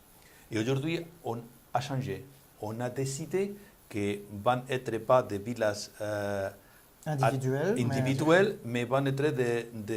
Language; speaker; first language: French; non-native, learner; Spanish